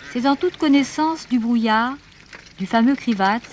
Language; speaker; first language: French; native; French